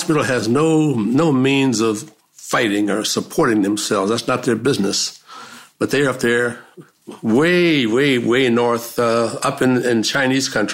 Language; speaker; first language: English; native; English